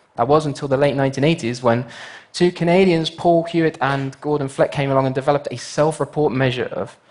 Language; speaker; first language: English; native; English